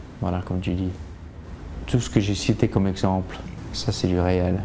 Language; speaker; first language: French; non-native, fluent; English